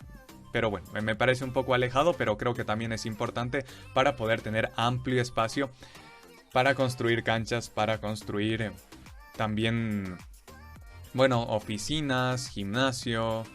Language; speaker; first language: Spanish; native; Spanish